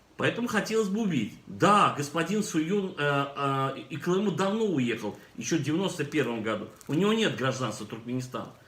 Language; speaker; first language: Russian; non-native, local second language; Turkmen